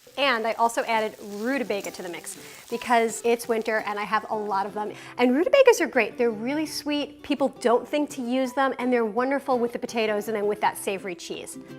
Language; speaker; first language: English; native; English